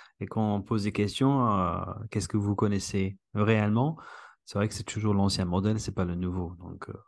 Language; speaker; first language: French; non-native, fluent; English